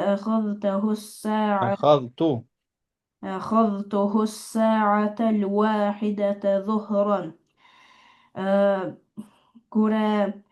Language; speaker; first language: Arabic; non-native, learner; Albanian